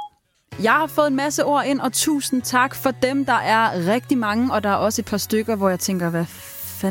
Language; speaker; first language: Danish; native; Danish